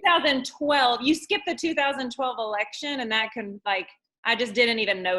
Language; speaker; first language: English; native; English